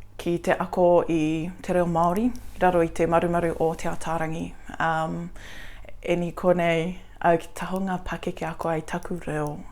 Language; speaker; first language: Māori; non-native, local second language; English